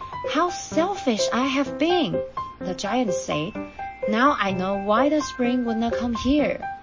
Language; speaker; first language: English; non-native, fluent; Chinese